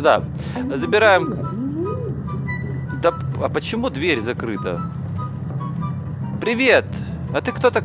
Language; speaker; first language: Russian; native; Russian